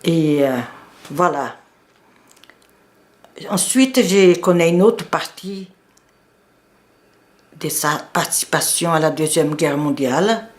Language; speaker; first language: French; non-native, fluent; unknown